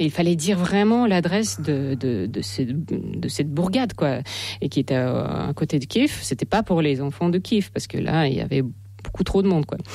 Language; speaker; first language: French; non-native, fluent; Russian